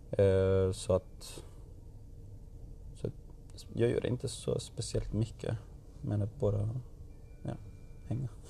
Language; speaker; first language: Swedish; non-native, learner; Spanish